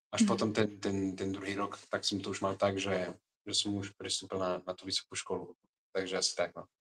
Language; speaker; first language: Slovak; non-native, fluent; Catalan